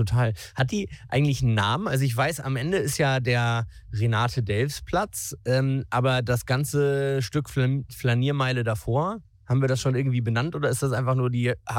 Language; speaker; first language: German; native; German